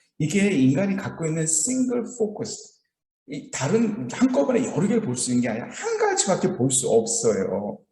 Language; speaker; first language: Korean; native; Korean